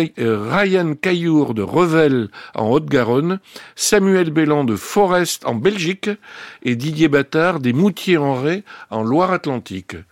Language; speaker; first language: French; native; French